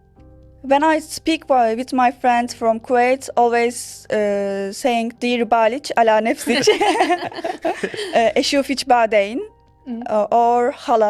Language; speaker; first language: English; non-native, learner; Turkish